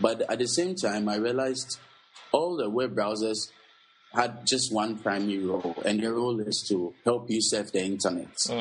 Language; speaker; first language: English; non-native, local second language; Akan